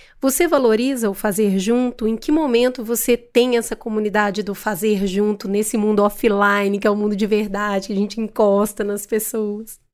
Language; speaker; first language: Portuguese; native; Portuguese